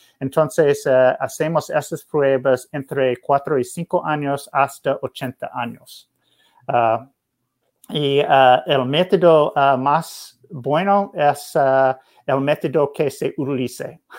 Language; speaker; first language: Spanish; non-native, learner; English